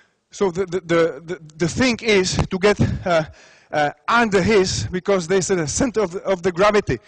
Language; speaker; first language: English; non-native, fluent; Czech